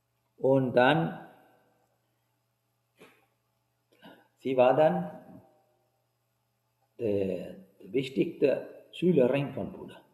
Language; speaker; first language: German; non-native, fluent; Sinhala